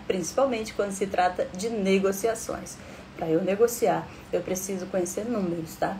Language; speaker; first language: Portuguese; native; Portuguese